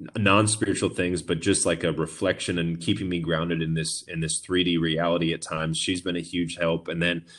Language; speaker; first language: English; native; English